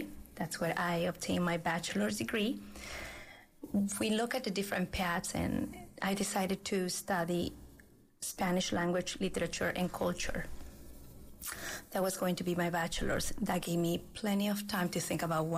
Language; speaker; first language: English; non-native, fluent; Spanish